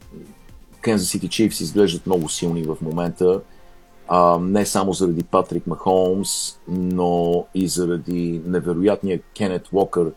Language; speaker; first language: Bulgarian; native; Bulgarian